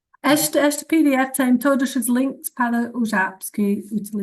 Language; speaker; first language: Portuguese; non-native, learner; English